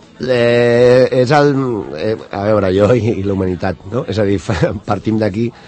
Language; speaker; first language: Catalan; non-native, local second language; Spanish